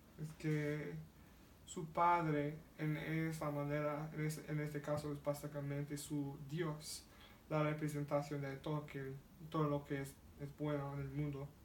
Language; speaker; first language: Spanish; non-native, learner; English